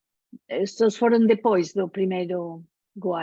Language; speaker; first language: Portuguese; non-native, learner; Spanish